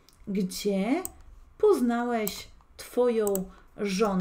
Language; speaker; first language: Polish; non-native, fluent; Spanish